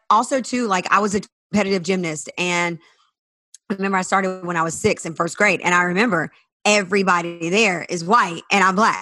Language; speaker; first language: English; native; English